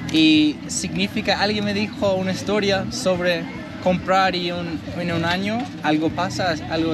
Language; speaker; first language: Spanish; non-native, learner; English